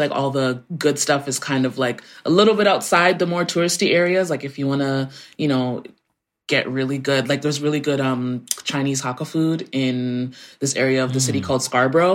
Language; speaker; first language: English; native; English